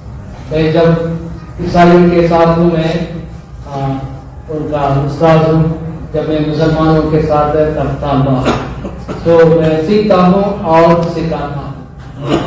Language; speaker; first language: Hindi; non-native, local second language; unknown